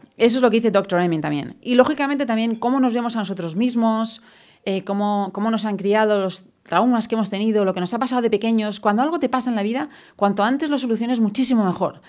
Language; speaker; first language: Spanish; native; Spanish